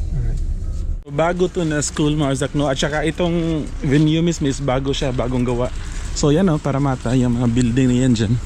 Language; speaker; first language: Filipino; non-native, local second language; Cebuano